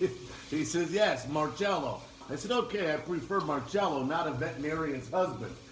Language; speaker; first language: English; native; English